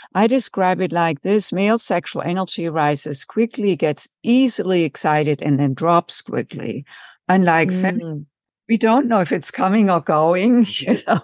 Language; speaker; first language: English; non-native, fluent; German